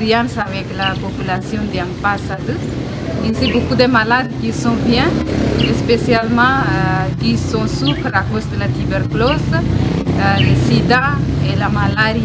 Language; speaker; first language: French; non-native, learner; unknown